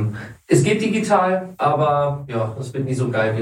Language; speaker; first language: German; native; German